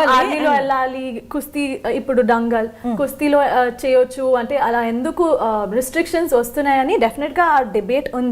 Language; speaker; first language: Telugu; non-native, local second language; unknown